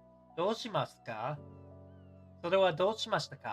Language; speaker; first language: Japanese; non-native, learner; English